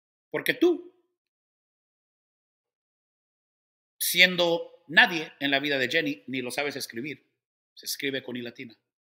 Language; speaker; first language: Spanish; early bilingual, heritage; Spanish